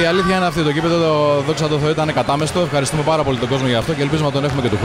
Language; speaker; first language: Greek; native; Greek